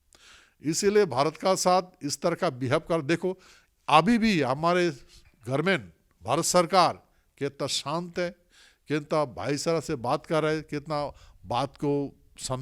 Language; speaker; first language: Hindi; non-native, local second language; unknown